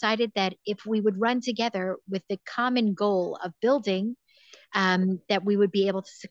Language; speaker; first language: English; native; English